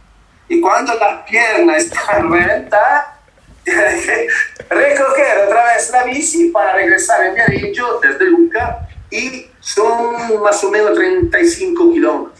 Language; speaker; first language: Spanish; non-native, learner; Italian